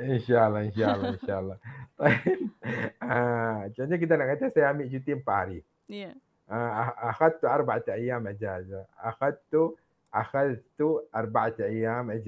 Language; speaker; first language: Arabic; non-native, fluent; Malay